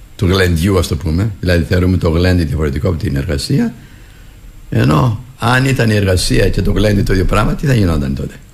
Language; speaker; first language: Greek; native; Greek